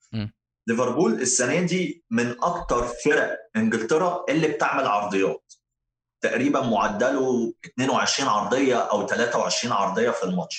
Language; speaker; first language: Arabic; native; Arabic